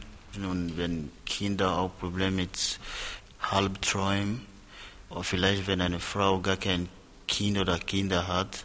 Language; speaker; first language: German; non-native, fluent; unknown